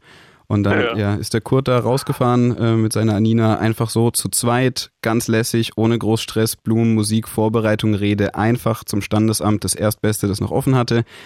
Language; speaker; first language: German; native; German